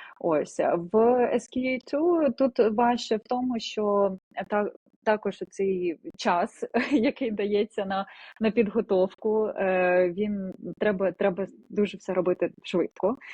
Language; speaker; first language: Ukrainian; non-native, local second language; Russian